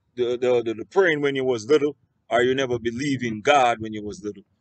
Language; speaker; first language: English; native; English